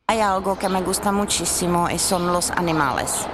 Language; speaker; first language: Spanish; non-native, learner; Czech